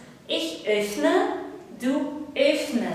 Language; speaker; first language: German; non-native, fluent; Belarusian